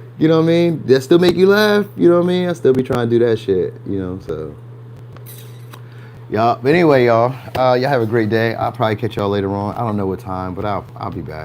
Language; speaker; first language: English; native; English